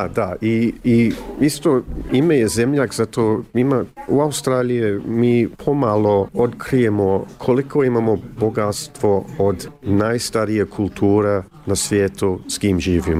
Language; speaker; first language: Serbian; early bilingual, heritage; Croatian